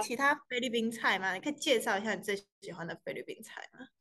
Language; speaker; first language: Chinese; native; Chinese